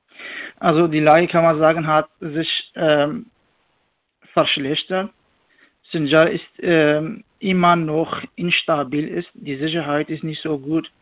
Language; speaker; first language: German; non-native, learner; Kurdish